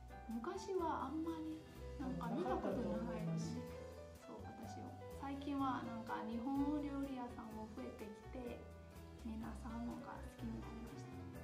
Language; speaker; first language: Japanese; non-native, fluent; Burmese